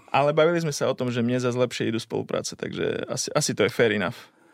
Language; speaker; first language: Slovak; native; Slovak